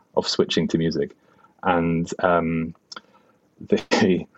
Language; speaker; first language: English; native; English